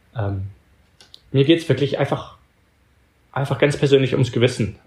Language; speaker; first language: German; early bilingual, heritage; German